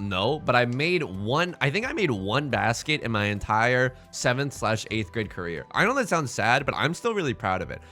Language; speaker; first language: English; native; English